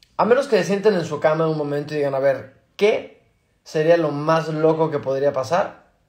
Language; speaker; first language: Spanish; native; Spanish